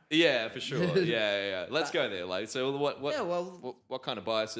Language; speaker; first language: English; native; English